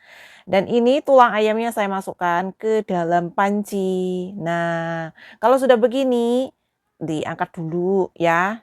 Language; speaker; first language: Indonesian; non-native, local second language; Javanese